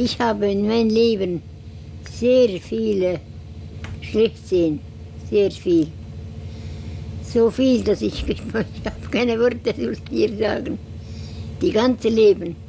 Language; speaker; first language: German; non-native, learner; Estonian